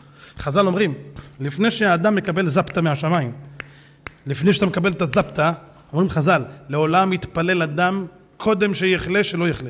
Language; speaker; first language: Hebrew; native; Hebrew